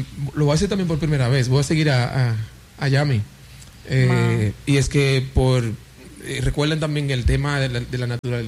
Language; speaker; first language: Spanish; non-native, fluent; Haitian Creole